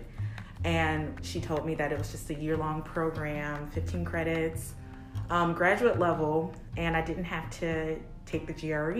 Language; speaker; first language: English; native; English